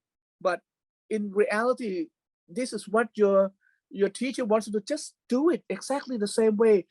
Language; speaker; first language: English; non-native, fluent; Thai